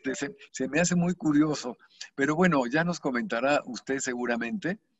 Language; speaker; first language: Spanish; native; Spanish